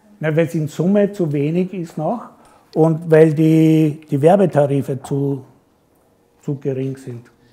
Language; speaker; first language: German; native; German